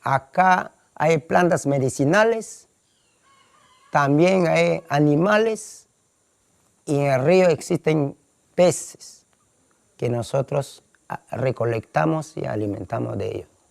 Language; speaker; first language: Spanish; non-native, local second language; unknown